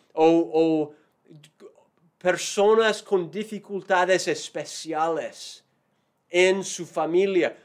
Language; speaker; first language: Spanish; non-native, fluent; English